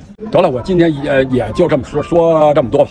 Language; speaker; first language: Chinese; native; Chinese